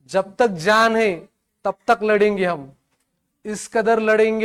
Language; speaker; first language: Hindi; non-native, local second language; Marathi